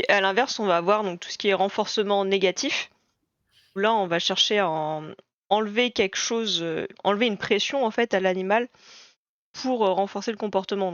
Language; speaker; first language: French; native; French